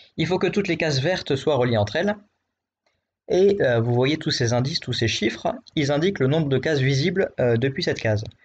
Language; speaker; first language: French; native; French